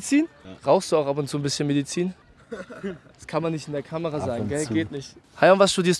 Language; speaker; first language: German; native; German